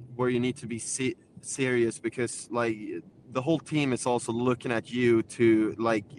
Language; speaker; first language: English; non-native, fluent; Swedish